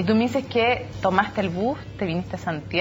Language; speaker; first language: Spanish; native; Spanish